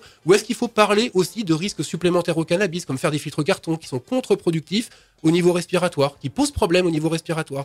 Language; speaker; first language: French; native; French